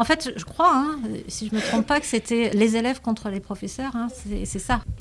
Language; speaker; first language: French; native; French